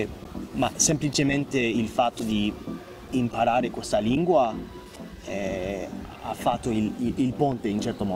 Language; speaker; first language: Italian; non-native, fluent; English